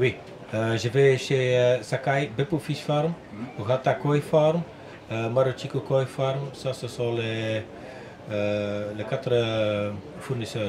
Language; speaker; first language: French; non-native, learner; Dutch